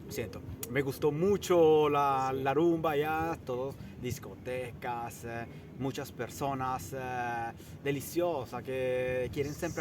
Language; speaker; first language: Spanish; non-native, fluent; Italian